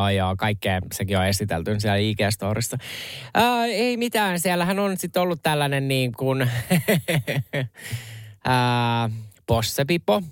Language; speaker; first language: Finnish; native; Finnish